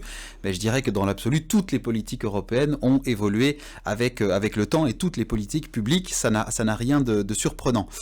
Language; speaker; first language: French; native; French